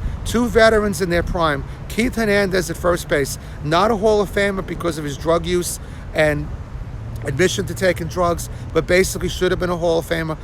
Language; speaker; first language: English; native; English